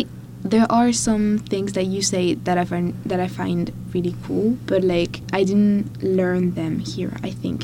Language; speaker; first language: English; non-native, fluent; French